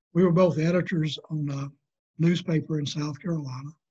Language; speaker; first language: English; native; English